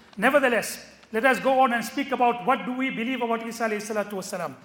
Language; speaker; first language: English; native; English